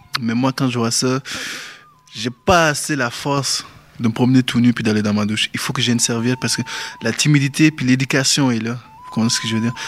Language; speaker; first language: French; early bilingual, other home language; Bambara